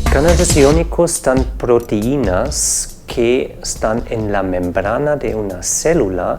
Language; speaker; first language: Spanish; non-native, fluent; German